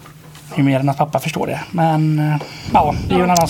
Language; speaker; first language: Swedish; native; Swedish